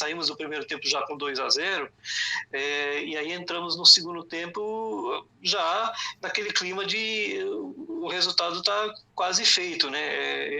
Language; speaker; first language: Portuguese; native; Portuguese